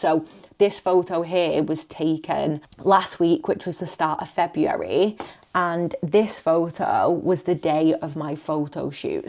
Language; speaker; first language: English; native; English